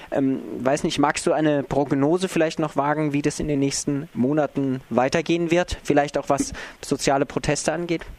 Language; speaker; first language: German; native; German